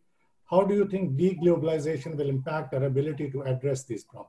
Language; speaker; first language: English; native; English